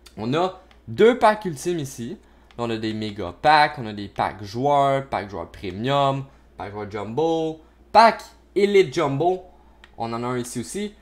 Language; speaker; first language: French; native; French